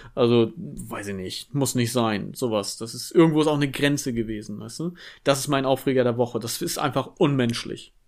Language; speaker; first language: German; native; German